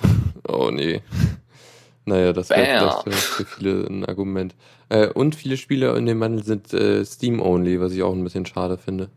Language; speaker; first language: German; native; German